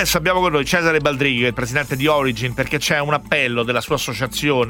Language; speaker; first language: Italian; native; Italian